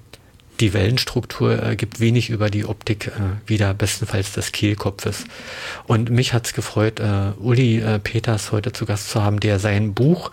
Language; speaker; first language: German; native; German